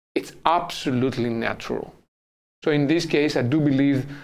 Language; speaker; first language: English; non-native, fluent; Greek